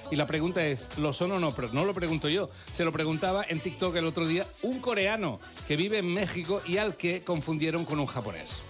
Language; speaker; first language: Spanish; native; Spanish